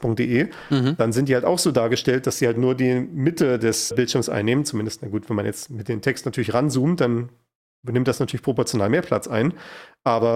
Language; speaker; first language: German; native; German